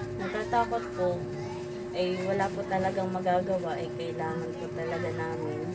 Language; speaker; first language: Filipino; native; Filipino